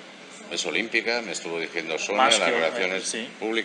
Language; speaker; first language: Spanish; native; Spanish